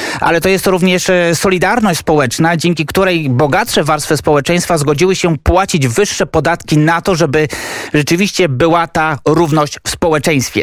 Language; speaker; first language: Polish; native; Polish